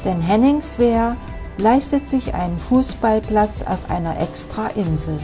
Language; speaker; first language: German; native; German